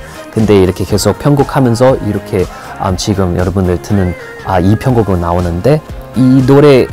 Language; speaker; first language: Korean; non-native, fluent; English